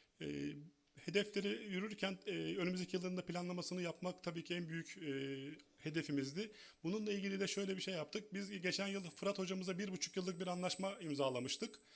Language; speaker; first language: Turkish; native; Turkish